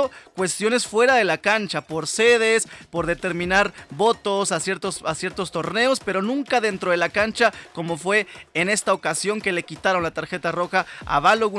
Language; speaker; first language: Spanish; native; Spanish